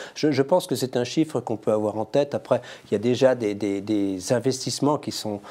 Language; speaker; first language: French; native; French